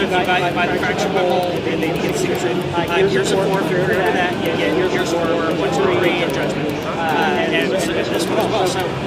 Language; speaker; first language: English; native; English